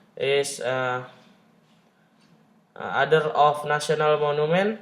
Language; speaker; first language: English; non-native, learner; Indonesian